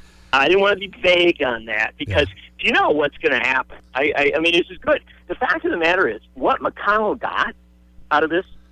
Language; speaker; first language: English; native; English